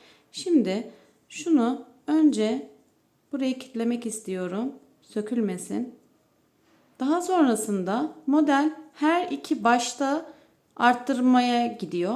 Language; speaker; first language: Turkish; native; Turkish